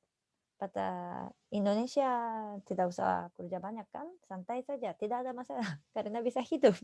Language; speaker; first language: Indonesian; non-native, fluent; Japanese